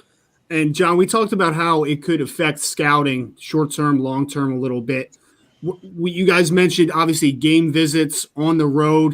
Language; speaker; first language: English; native; English